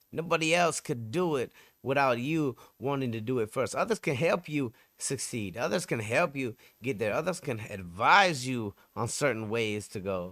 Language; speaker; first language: English; native; English